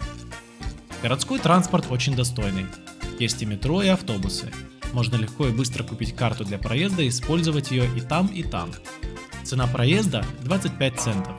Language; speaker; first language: Russian; native; Russian